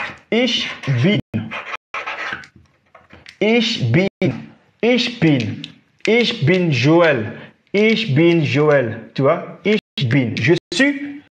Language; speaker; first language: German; non-native, fluent; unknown